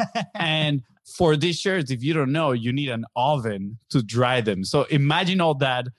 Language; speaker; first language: English; non-native, fluent; Spanish